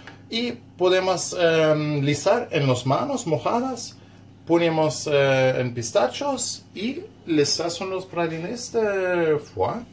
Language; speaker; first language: Spanish; non-native, learner; German